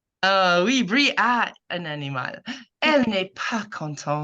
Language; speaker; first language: French; non-native, fluent; English